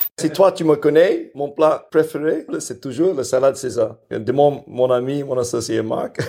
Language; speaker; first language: French; non-native, fluent; English